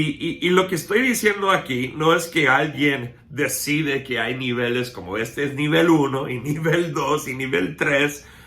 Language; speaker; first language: Spanish; non-native, fluent; English